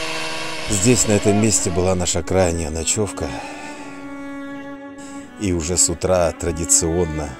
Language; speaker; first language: Russian; native; Russian